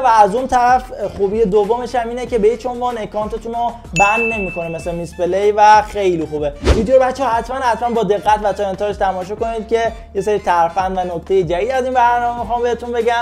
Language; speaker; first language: Persian; native; Persian